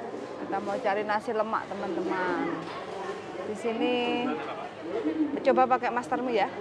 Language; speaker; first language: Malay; non-native, local second language; Javanese